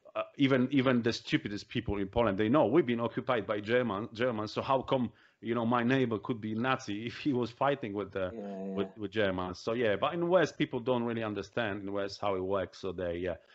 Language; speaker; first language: English; non-native, fluent; Polish